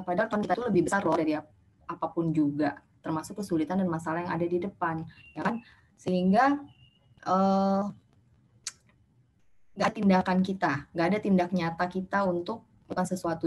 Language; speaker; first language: Indonesian; native; Indonesian